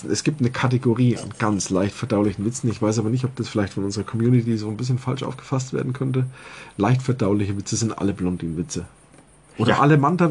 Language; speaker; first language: German; native; German